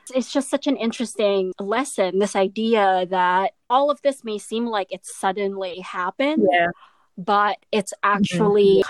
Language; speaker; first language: English; non-native, local second language; Filipino